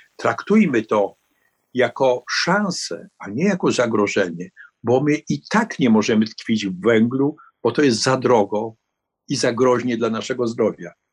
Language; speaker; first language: Polish; native; Polish